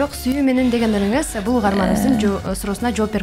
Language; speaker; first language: Kyrgyz; native; Kyrgyz